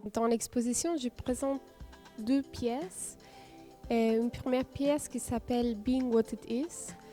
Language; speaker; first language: French; non-native, fluent; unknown